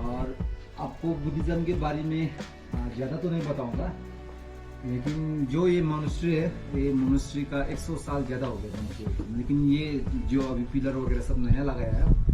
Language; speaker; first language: Hindi; non-native, local second language; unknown